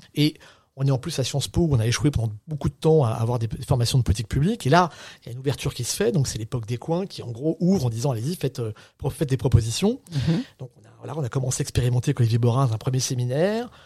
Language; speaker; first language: French; native; French